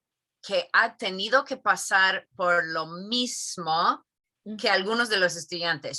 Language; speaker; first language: Spanish; non-native, fluent; English